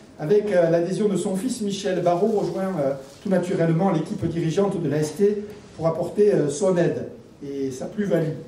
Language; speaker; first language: French; native; French